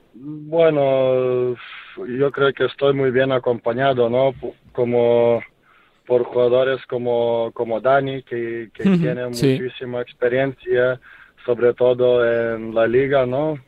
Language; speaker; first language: Spanish; non-native, fluent; Lithuanian